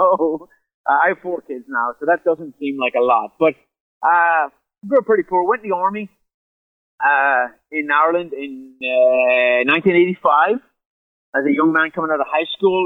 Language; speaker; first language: English; native; English